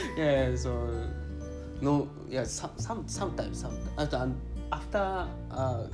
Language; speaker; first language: English; non-native, learner; Japanese